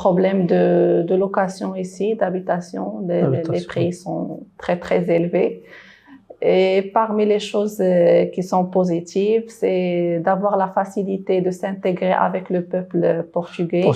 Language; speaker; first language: French; non-native, local second language; Arabic